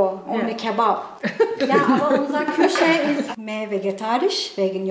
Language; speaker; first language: German; non-native, learner; Turkish